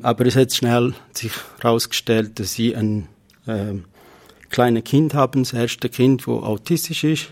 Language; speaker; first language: German; non-native, fluent; Kurdish